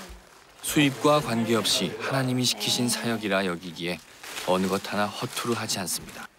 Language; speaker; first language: Korean; native; Korean